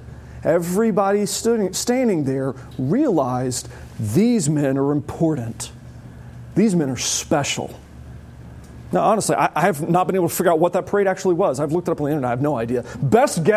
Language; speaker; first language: English; native; English